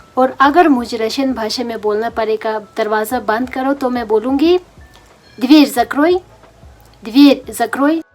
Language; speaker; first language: Hindi; non-native, local second language; Russian